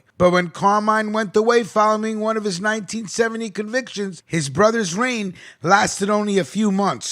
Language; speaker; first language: English; native; English